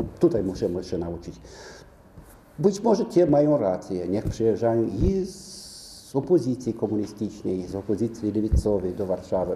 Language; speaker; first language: Polish; non-native, fluent; Romanian